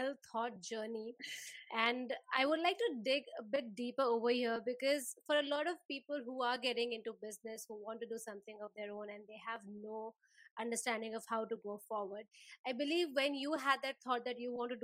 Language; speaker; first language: English; non-native, local second language; Hindi